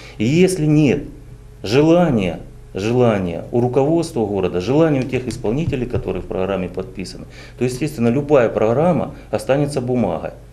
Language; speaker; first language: Russian; native; Russian